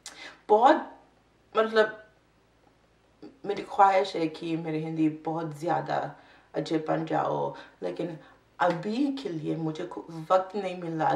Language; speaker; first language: Hindi; non-native, learner; English